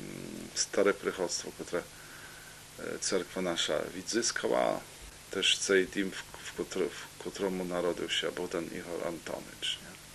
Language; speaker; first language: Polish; non-native, local second language; Rusyn